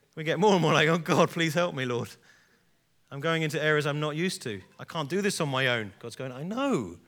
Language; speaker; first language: English; native; English